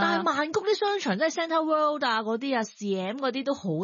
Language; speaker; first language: Cantonese; native; Cantonese